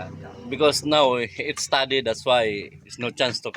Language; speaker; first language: English; non-native, learner; Filipino